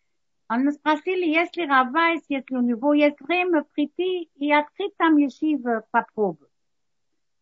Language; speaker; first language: Russian; early bilingual, heritage; Russian